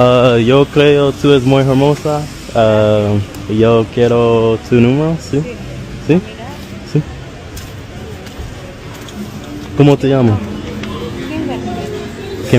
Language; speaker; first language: Spanish; non-native, learner; English